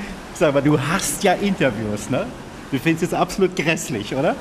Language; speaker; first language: German; native; German